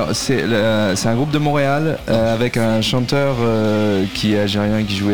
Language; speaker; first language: French; native; French